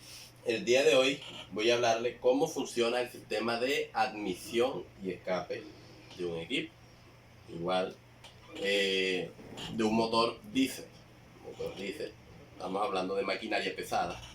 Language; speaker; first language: Spanish; native; Spanish